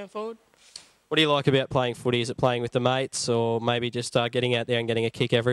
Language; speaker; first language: English; native; English